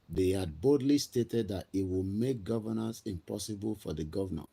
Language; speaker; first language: English; non-native, local second language; Yoruba